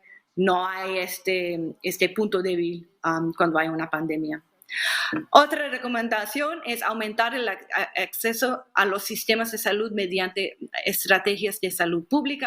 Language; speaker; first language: Spanish; non-native, fluent; English